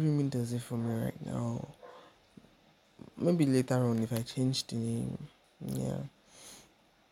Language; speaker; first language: English; non-native, local second language; Yoruba